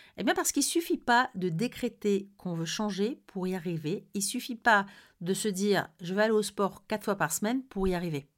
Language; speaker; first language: French; native; French